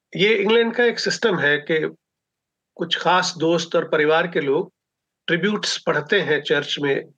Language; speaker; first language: Hindi; non-native, local second language; Punjabi